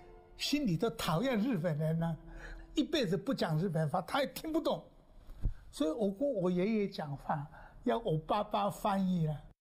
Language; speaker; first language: Chinese; non-native, local second language; Japanese